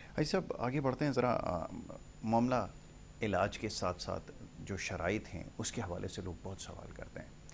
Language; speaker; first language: Urdu; native; Urdu